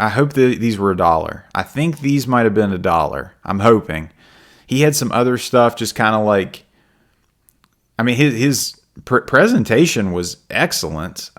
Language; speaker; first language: English; native; English